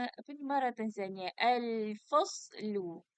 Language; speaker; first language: Arabic; non-native, learner; Malay